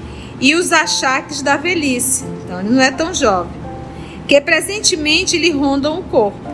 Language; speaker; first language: Portuguese; native; Portuguese